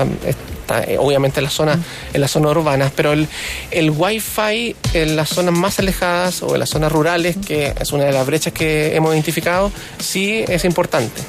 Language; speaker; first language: Spanish; native; Spanish